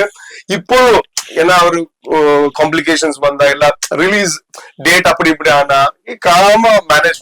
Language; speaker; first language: Tamil; non-native, learner; Tulu